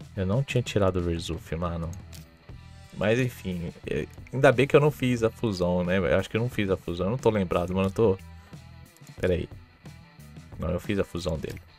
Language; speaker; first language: Portuguese; native; Portuguese